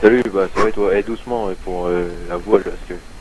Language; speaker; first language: French; native; French